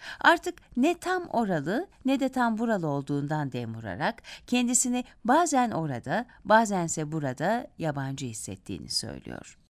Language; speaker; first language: Turkish; native; Turkish